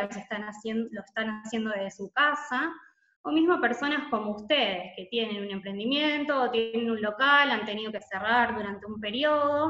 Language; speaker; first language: Spanish; native; Spanish